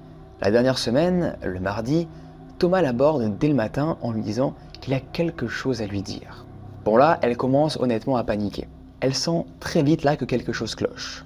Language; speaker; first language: French; native; French